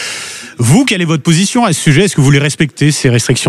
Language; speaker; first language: French; native; French